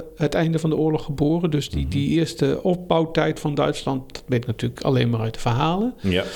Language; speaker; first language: Dutch; early bilingual, other home language; German